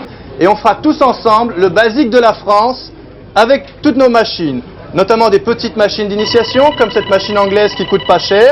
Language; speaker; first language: French; native; French